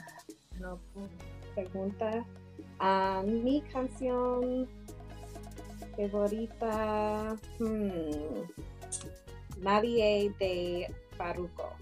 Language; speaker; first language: Spanish; non-native, learner; English